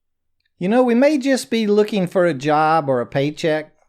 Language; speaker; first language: English; native; English